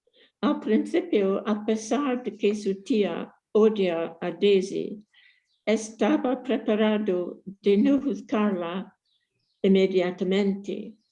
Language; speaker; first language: Spanish; non-native, fluent; English